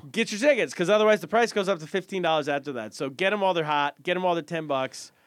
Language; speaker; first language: English; native; English